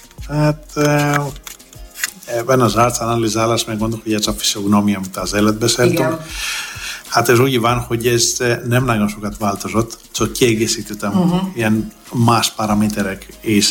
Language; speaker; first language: Hungarian; non-native, fluent; Greek